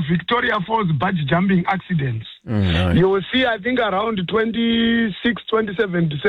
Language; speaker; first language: English; non-native, local second language; Shona